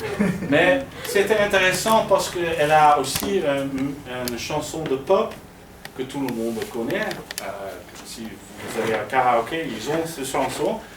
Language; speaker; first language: French; non-native, fluent; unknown